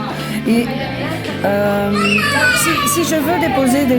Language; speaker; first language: French; native; French